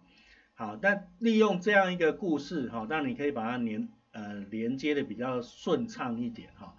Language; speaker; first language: Chinese; native; Chinese